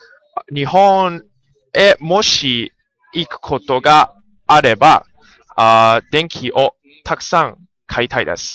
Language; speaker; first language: Japanese; non-native, learner; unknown